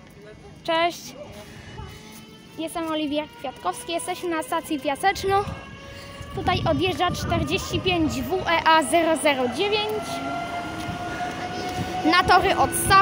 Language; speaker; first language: Polish; native; Polish